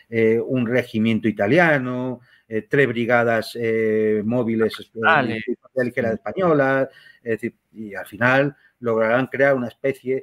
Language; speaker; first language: Spanish; native; Spanish